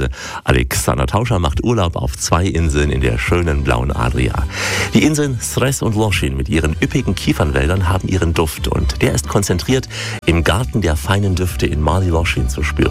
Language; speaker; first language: German; native; German